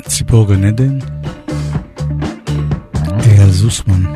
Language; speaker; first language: Hebrew; native; Hebrew